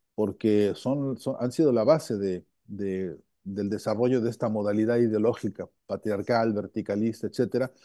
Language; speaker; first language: Spanish; native; Spanish